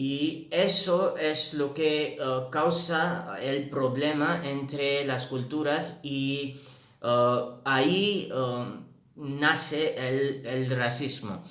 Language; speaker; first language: Spanish; non-native, fluent; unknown